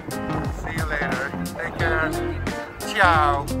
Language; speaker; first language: English; non-native, fluent; Spanish